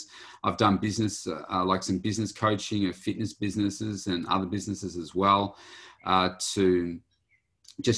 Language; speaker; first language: English; native; English